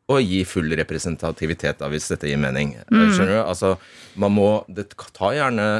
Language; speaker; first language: Norwegian; early bilingual, other home language; Bosnian